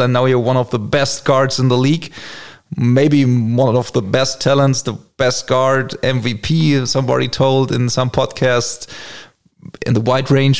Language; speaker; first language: English; non-native, fluent; German